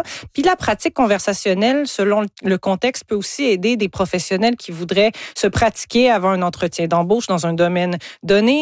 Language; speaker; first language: French; native; French